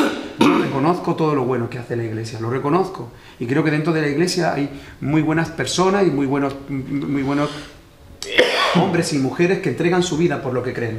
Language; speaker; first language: Spanish; native; Spanish